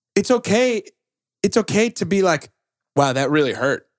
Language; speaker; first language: English; native; English